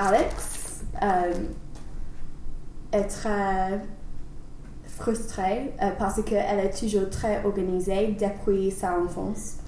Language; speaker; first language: French; non-native, learner; English